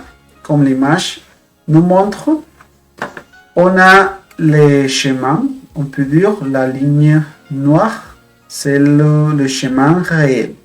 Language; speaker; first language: French; non-native, fluent; Spanish